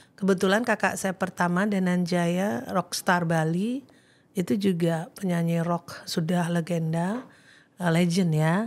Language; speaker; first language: Indonesian; native; Indonesian